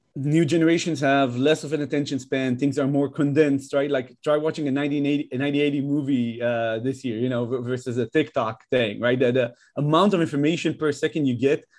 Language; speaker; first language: English; non-native, fluent; Hebrew